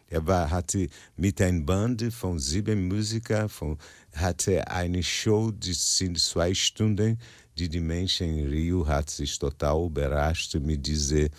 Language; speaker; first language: German; non-native, learner; Portuguese